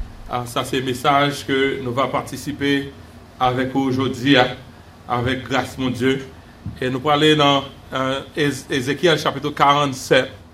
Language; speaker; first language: French; native; French